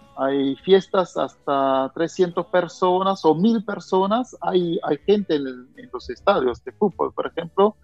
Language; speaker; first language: Spanish; non-native, fluent; German